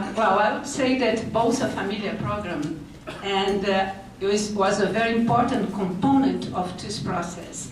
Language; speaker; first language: English; non-native, fluent; Portuguese